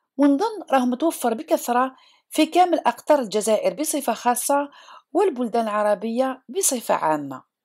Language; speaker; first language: Arabic; non-native, local second language; Kabyle